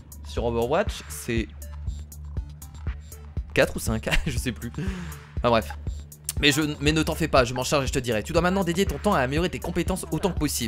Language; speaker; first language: French; native; French